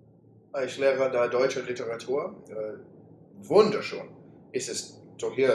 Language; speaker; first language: German; non-native, learner; English